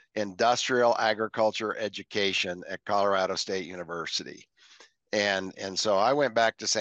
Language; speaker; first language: English; native; English